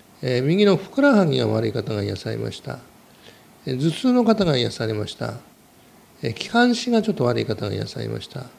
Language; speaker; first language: Japanese; native; Japanese